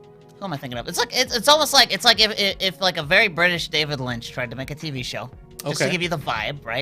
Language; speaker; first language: English; native; English